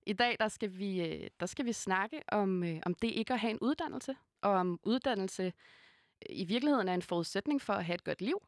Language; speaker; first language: Danish; native; Danish